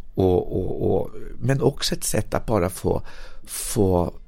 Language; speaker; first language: Swedish; native; Swedish